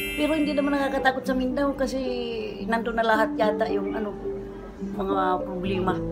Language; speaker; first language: Filipino; native; Filipino